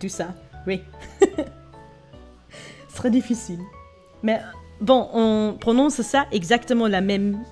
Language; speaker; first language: French; non-native, learner; Dutch